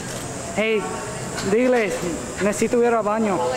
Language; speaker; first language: Spanish; non-native, learner; English